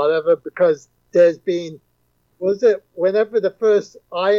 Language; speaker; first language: English; native; English